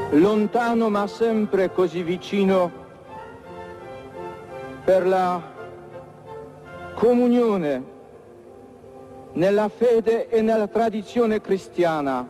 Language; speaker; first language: Italian; non-native, fluent; Polish